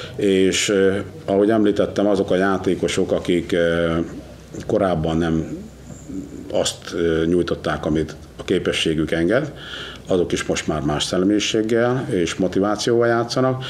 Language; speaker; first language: Hungarian; native; Hungarian